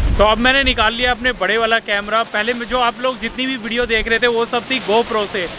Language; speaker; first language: Hindi; native; Hindi